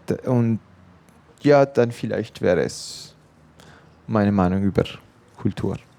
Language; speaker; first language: German; non-native, fluent; Italian